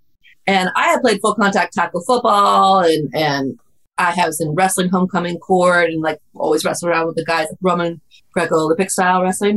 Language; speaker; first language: English; native; English